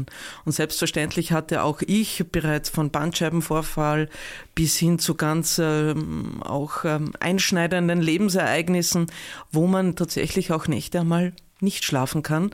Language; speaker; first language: German; native; German